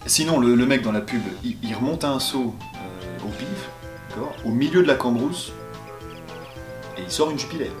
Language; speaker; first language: French; native; French